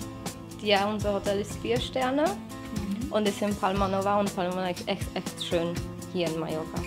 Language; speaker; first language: German; non-native, learner; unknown